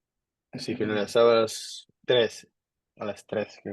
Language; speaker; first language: Spanish; non-native, learner; Dutch